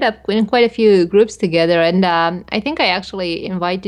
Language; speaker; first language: English; early bilingual, other home language; Hungarian